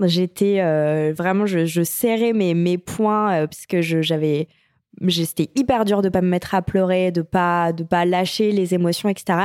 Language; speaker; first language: French; native; French